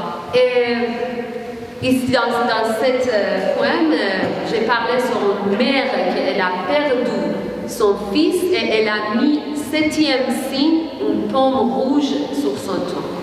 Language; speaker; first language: French; non-native, learner; Persian